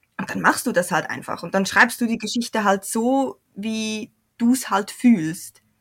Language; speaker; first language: German; native; German